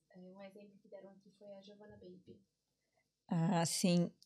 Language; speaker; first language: Portuguese; native; Portuguese